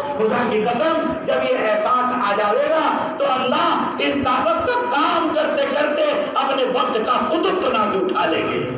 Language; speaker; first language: Urdu; native; Urdu